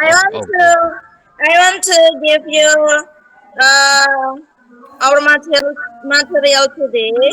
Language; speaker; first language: English; non-native, learner; Indonesian